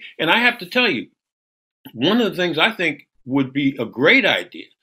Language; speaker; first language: English; native; English